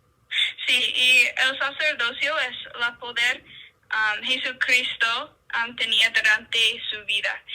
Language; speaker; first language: Spanish; non-native, learner; English